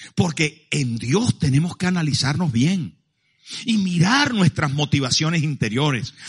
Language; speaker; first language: Spanish; native; Spanish